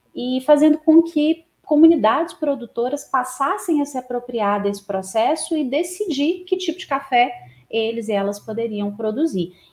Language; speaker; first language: Portuguese; native; Portuguese